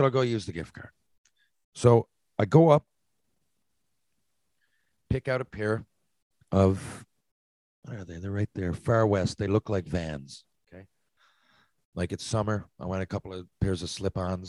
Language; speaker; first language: English; native; English